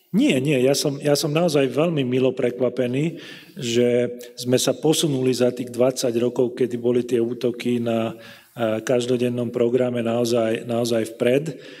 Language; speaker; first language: Slovak; non-native, local second language; Hungarian